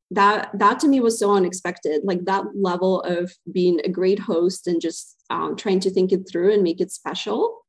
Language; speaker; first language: English; non-native, fluent; Ukrainian